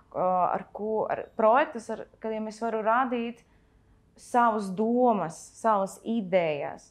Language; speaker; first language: Latvian; early bilingual, other home language; Russian